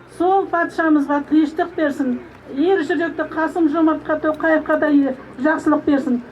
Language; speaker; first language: Kazakh; native; Kazakh